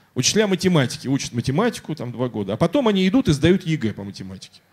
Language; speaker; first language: Russian; native; Russian